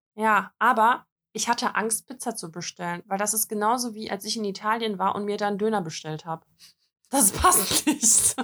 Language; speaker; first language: German; early bilingual, other home language; Russian